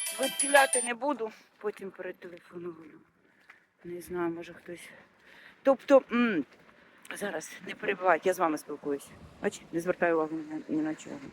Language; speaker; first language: Ukrainian; non-native, local second language; Russian